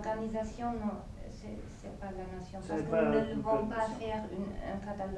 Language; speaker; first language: French; non-native, fluent; German